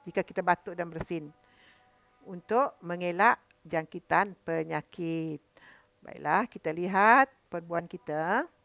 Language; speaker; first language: Malay; native; Malay